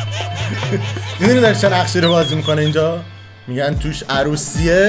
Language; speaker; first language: Persian; native; Persian